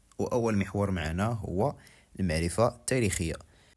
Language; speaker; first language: Arabic; native; Arabic